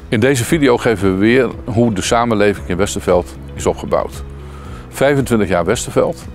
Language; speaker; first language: Dutch; native; Dutch